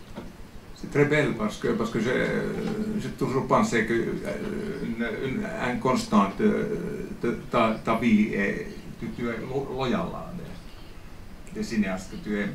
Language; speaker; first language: French; non-native, fluent; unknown